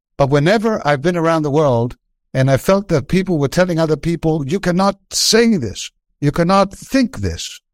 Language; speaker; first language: English; non-native, fluent; Greek